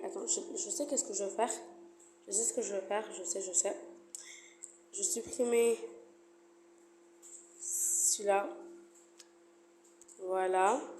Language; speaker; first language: French; native; French